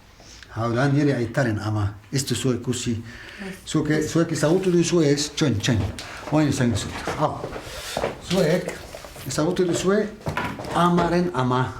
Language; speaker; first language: Basque; non-native, learner; Arabic